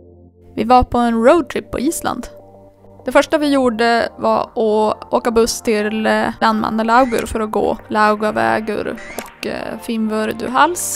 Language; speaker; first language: Swedish; native; Swedish